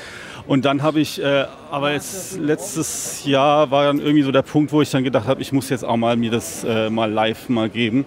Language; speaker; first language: German; native; German